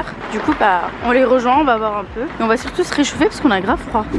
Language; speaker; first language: French; native; French